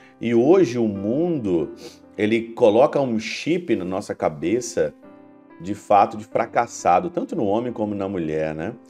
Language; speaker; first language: Portuguese; native; Portuguese